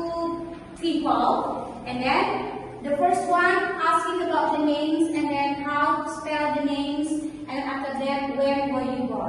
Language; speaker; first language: English; non-native, fluent; Indonesian